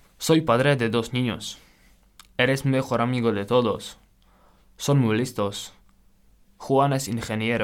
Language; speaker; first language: Spanish; non-native, fluent; Czech